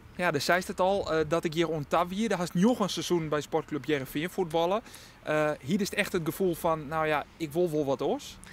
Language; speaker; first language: Dutch; non-native, local second language; Western Frisian